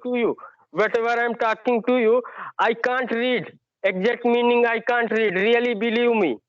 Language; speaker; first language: English; non-native, learner; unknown